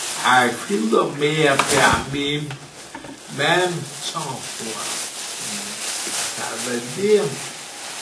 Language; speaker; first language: French; non-native, fluent; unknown